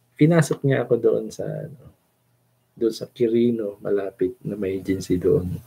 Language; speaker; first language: Filipino; non-native, local second language; Cebuano